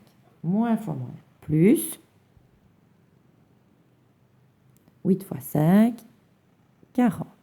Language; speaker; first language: French; native; French